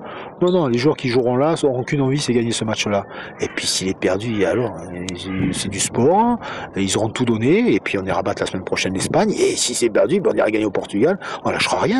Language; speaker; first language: French; native; French